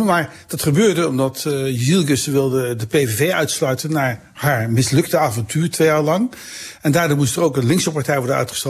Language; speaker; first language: Dutch; native; Dutch